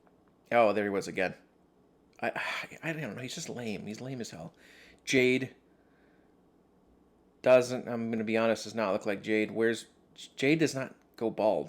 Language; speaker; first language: English; native; English